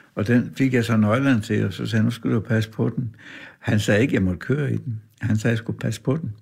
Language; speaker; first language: Danish; native; Danish